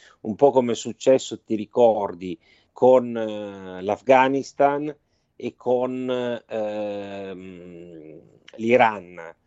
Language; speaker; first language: Italian; native; Italian